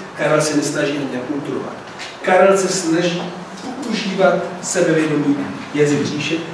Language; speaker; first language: Czech; non-native, fluent; Italian